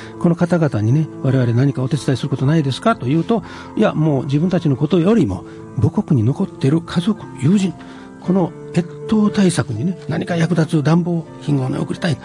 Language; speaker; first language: Japanese; native; Japanese